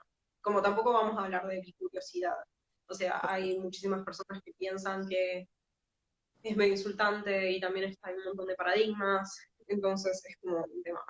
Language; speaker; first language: Spanish; native; Spanish